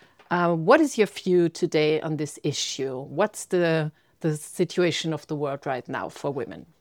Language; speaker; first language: English; non-native, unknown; German